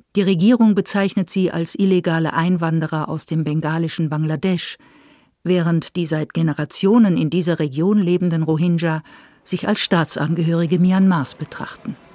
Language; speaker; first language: German; native; German